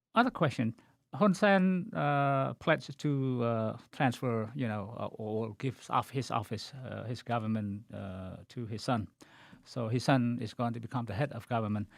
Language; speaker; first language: English; non-native, fluent; Khmer